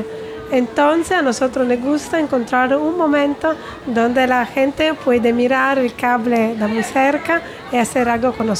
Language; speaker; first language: Spanish; non-native, fluent; Italian